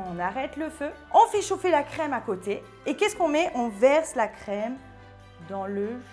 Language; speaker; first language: French; native; French